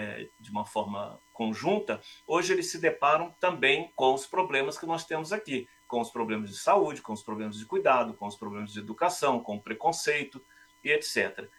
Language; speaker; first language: Portuguese; native; Portuguese